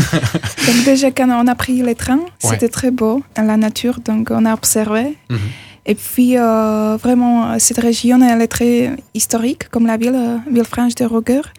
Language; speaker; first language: French; non-native, learner; Slovak